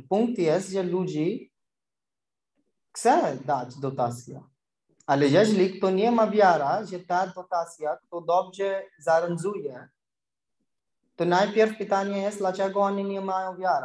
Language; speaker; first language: Polish; non-native, learner; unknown